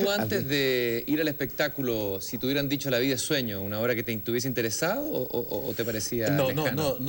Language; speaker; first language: Spanish; native; Spanish